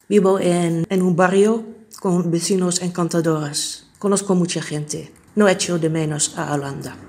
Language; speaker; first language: Spanish; non-native, fluent; Dutch